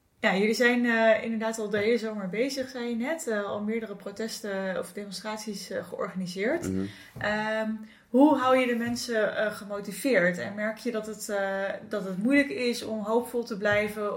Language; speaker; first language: Dutch; native; Dutch